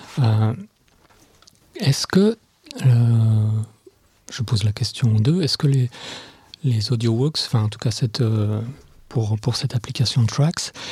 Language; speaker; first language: French; native; French